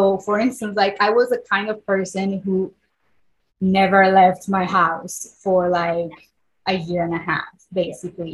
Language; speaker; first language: English; non-native, fluent; Spanish